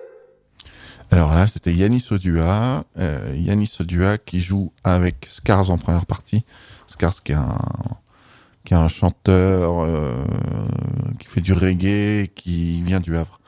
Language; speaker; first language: French; native; French